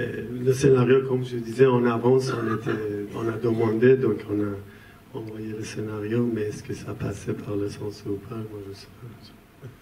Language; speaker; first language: French; non-native, fluent; Persian